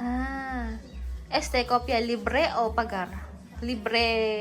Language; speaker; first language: Spanish; non-native, learner; Filipino